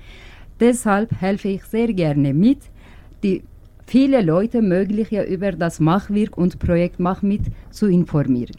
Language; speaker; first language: German; non-native, learner; Turkish